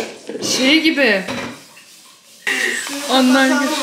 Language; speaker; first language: Turkish; non-native, learner; Bosnian